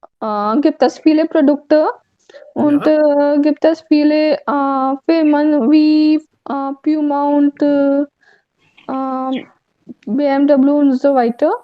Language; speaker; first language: German; non-native, learner; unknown